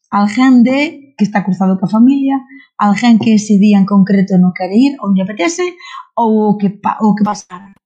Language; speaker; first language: Galician; non-native, local second language; Spanish